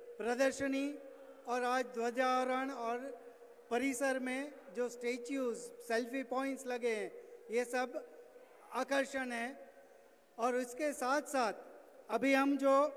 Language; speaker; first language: Hindi; non-native, local second language; Gujarati